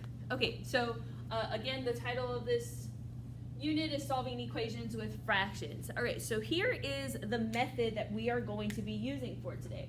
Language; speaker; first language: English; native; English